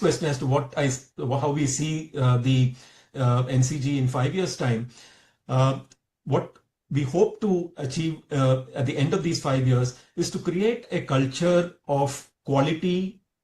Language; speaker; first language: English; non-native, local second language; Tamil